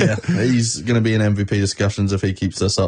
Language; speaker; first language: English; native; English